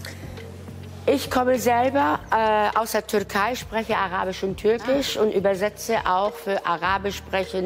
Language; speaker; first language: German; non-native, fluent; Turkish